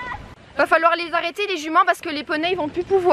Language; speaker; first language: French; native; French